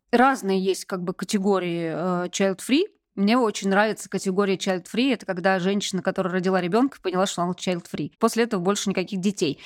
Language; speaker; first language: Russian; native; Russian